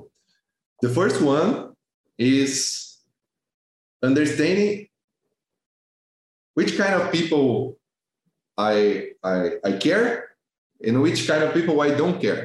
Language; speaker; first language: English; non-native, fluent; Portuguese